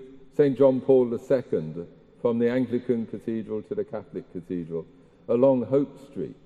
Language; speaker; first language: English; native; English